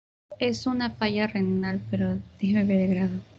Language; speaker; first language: Spanish; native; Spanish